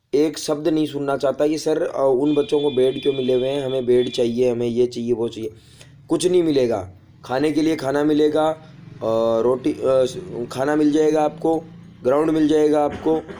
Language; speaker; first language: Hindi; native; Hindi